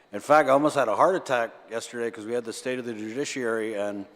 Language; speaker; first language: English; early bilingual, other home language; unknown